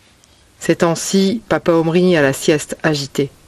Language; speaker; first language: French; native; French